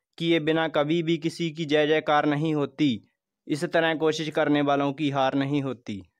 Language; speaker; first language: Hindi; non-native, local second language; Punjabi